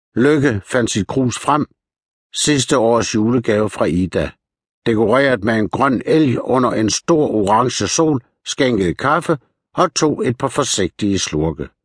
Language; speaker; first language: Danish; native; Danish